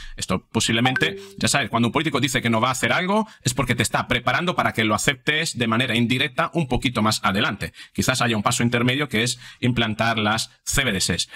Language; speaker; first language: Spanish; non-native, fluent; Italian